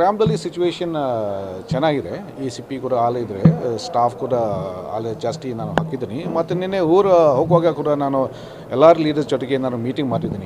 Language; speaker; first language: Kannada; non-native, fluent; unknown